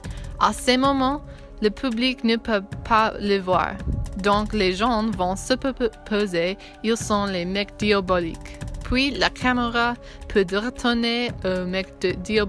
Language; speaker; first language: French; non-native, learner; English